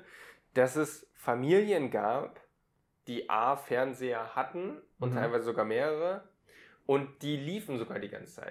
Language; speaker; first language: German; native; German